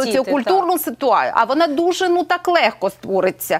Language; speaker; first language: Ukrainian; native; Ukrainian